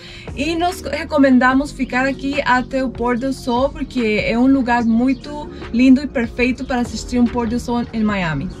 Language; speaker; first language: Portuguese; non-native, fluent; Spanish